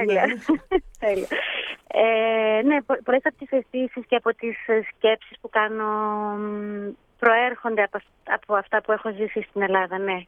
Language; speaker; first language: Greek; early bilingual, heritage; Greek